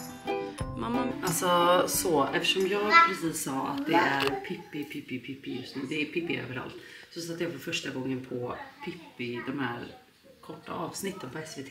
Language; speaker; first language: Swedish; native; Swedish